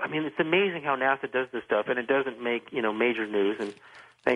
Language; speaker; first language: English; native; English